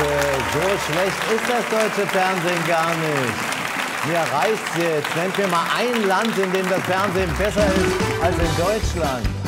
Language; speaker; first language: German; native; German